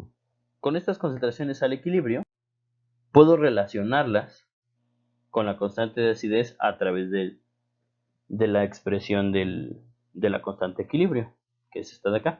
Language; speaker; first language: Spanish; native; Spanish